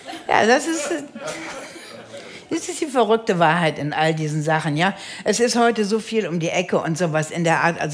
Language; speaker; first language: German; native; German